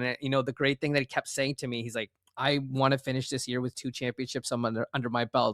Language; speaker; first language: English; native; English